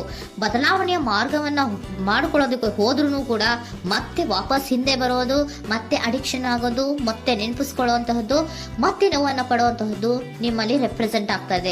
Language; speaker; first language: Kannada; native; Kannada